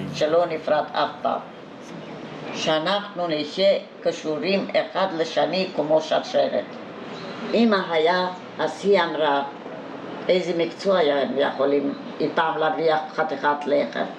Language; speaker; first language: Hebrew; non-native, fluent; Hungarian